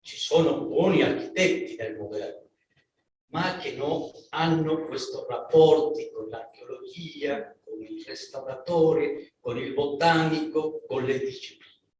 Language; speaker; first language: Italian; non-native, learner; Spanish